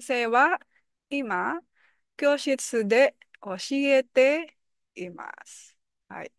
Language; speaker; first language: Japanese; non-native, learner; Filipino